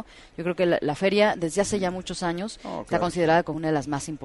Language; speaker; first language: Spanish; native; Spanish